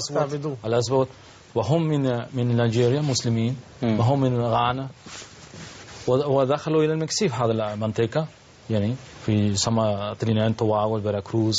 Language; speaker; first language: Arabic; non-native, learner; Spanish